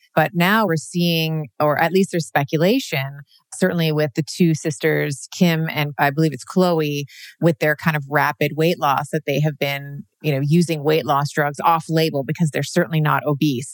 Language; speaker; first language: English; native; English